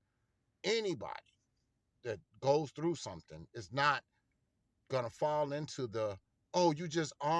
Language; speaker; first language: English; native; English